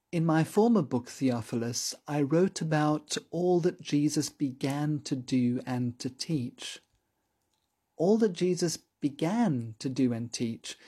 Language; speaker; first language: English; native; English